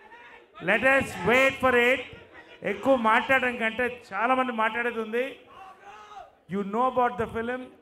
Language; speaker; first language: Telugu; native; Telugu